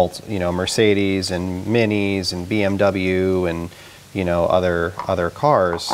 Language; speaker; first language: English; native; English